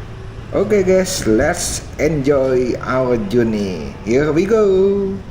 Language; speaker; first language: English; non-native, fluent; Indonesian